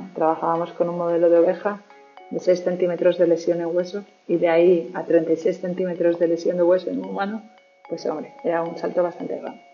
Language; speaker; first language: Spanish; native; Spanish